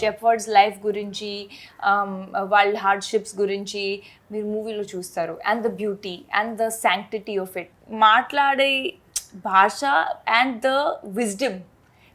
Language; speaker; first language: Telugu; non-native, fluent; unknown